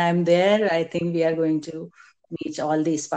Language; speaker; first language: English; non-native, local second language; Hindi